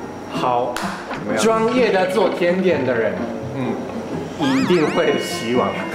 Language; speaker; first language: Chinese; non-native, fluent; Japanese